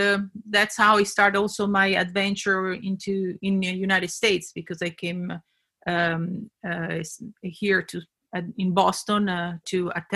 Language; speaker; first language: English; non-native, fluent; Italian